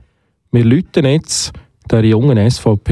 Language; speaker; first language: German; native; German